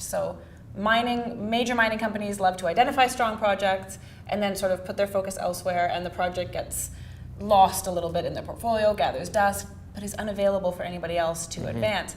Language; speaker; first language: English; native; English